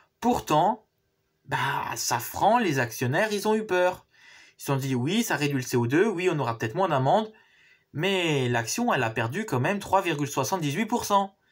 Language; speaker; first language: French; native; French